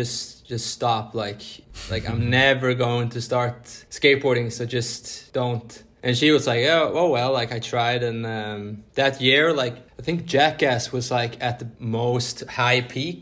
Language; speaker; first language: English; non-native, fluent; Norwegian